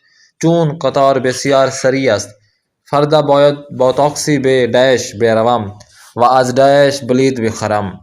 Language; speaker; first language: Persian; non-native, fluent; Urdu